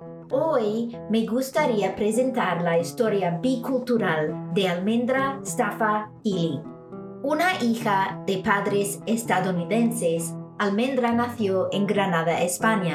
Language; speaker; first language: Spanish; non-native, fluent; English